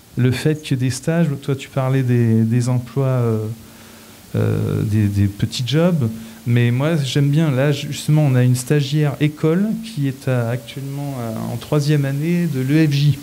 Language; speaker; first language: French; native; French